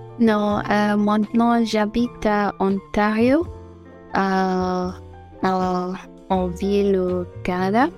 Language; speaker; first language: French; non-native, fluent; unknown